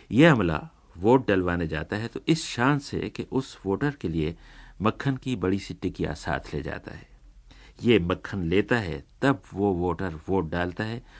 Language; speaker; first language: Urdu; native; Urdu